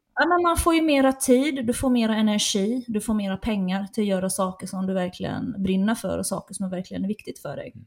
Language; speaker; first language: Swedish; native; Swedish